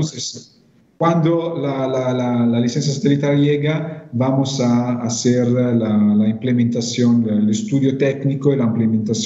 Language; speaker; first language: Spanish; non-native, fluent; Italian